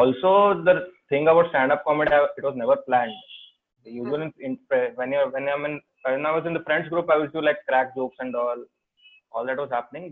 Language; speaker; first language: English; non-native, local second language; Kannada